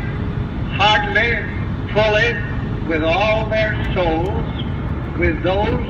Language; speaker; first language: English; native; English